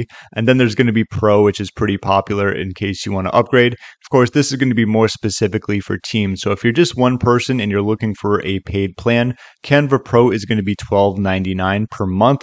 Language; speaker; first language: English; native; English